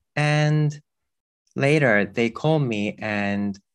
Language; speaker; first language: English; non-native, fluent; Japanese